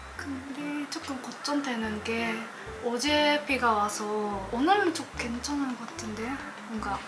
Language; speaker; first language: Korean; non-native, learner; Japanese